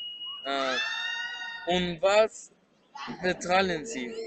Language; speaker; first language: German; non-native, learner; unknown